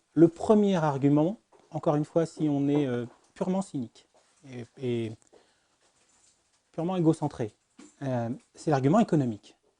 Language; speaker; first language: French; native; French